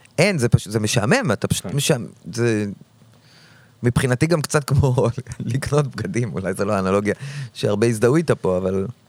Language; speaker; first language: Hebrew; native; Hebrew